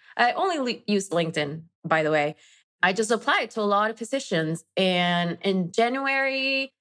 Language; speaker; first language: English; non-native, fluent; Spanish